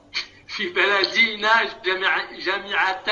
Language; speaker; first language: Arabic; non-native, learner; French